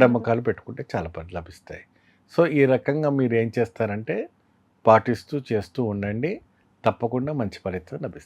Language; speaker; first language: Telugu; non-native, fluent; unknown